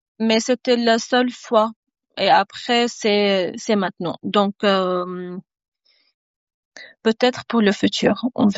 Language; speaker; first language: French; non-native, fluent; Arabic